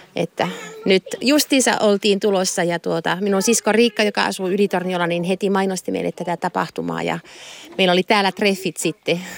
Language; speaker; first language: Finnish; native; Finnish